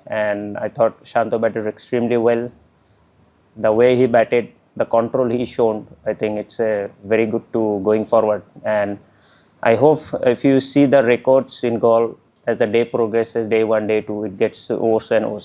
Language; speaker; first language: English; non-native, local second language; Bangla